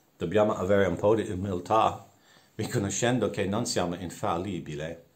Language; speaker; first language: Italian; non-native, fluent; English